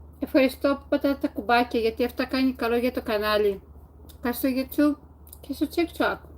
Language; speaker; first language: Greek; early bilingual, heritage; Greek